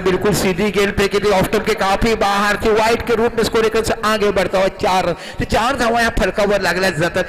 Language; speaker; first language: Hindi; non-native, local second language; Marathi